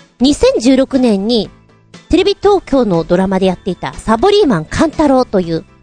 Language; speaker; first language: Japanese; native; Japanese